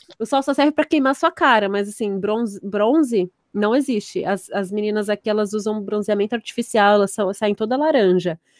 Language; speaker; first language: Portuguese; native; Portuguese